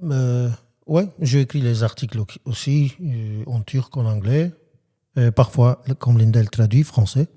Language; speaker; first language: French; non-native, learner; Armenian